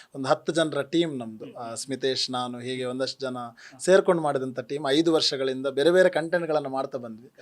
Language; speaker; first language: Kannada; non-native, local second language; Tulu